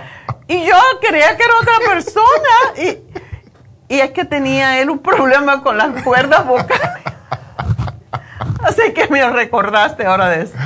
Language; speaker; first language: Spanish; native; Spanish